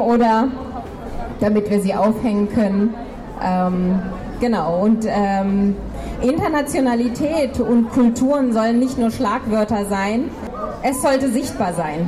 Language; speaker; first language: German; non-native, fluent; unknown